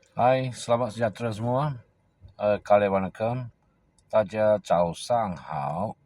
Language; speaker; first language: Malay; non-native, local second language; Tamil